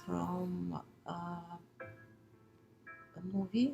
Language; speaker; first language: English; non-native, learner; Russian